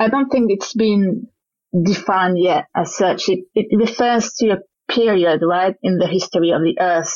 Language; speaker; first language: English; non-native, fluent; French